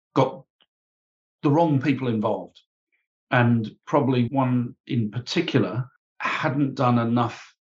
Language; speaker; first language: English; native; English